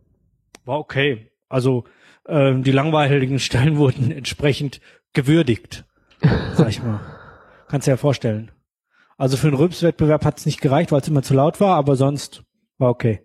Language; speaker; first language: German; native; German